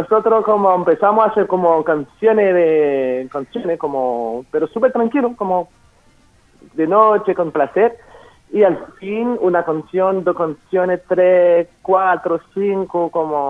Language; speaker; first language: Spanish; non-native, fluent; French